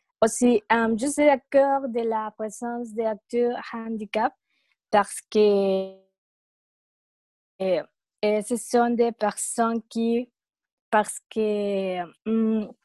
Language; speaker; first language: French; non-native, learner; Spanish